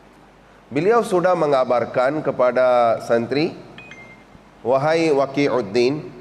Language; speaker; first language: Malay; non-native, fluent; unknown